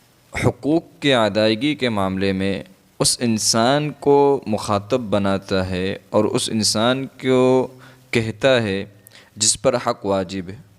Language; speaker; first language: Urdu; non-native, local second language; Gujarati